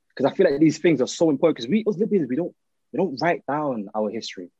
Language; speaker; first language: English; early bilingual, other home language; Arabic